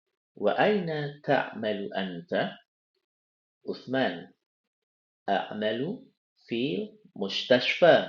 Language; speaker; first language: Arabic; non-native, fluent; Indonesian